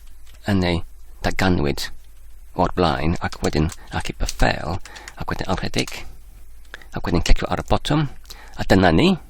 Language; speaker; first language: Welsh; non-native, learner; English